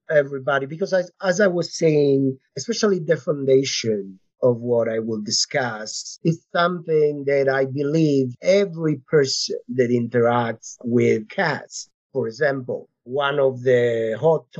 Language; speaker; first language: English; non-native, fluent; Italian